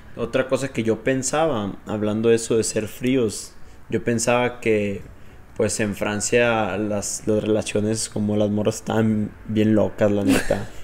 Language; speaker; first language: Spanish; native; Spanish